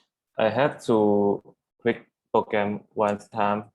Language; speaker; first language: English; non-native, learner; Thai